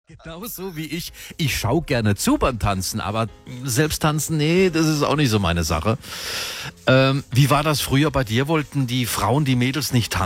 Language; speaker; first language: German; native; German